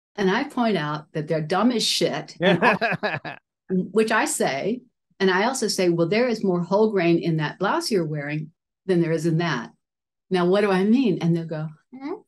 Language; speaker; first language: English; native; English